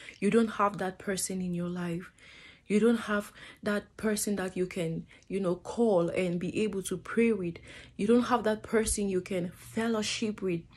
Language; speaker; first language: English; non-native, fluent; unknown